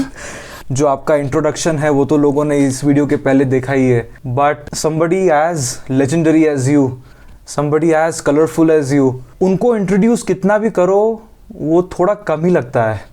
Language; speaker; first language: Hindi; native; Hindi